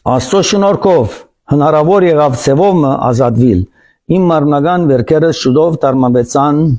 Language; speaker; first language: Armenian; early bilingual, heritage; Armenian